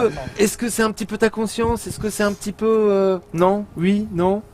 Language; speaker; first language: French; native; French